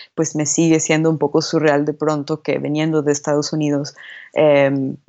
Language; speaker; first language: Spanish; non-native, fluent; English